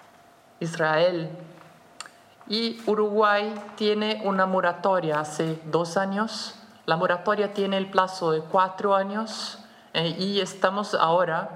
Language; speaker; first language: Spanish; non-native, fluent; Portuguese